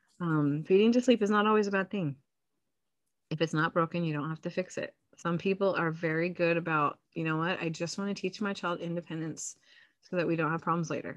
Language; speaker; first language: English; native; English